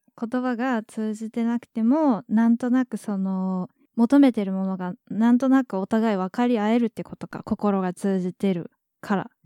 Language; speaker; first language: Japanese; native; Japanese